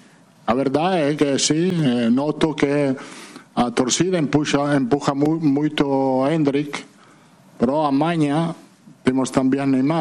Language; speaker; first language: Portuguese; non-native, fluent; Italian